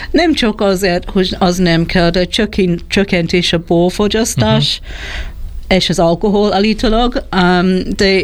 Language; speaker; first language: Hungarian; non-native, fluent; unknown